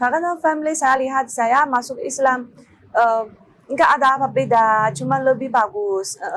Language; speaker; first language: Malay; non-native, learner; Chinese